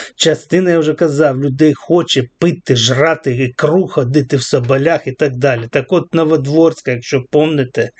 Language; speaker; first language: Ukrainian; non-native, local second language; Russian